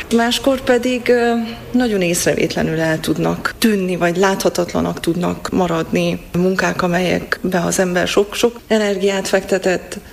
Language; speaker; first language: Hungarian; native; Hungarian